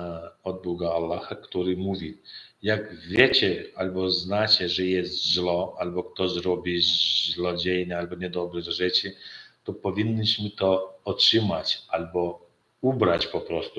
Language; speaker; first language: Polish; non-native, learner; Turkmen